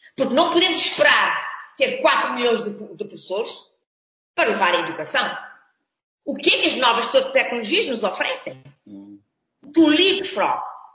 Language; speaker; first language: Portuguese; non-native, local second language; Kabuverdianu